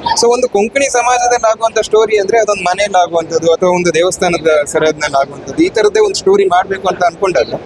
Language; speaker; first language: Kannada; non-native, local second language; Konkani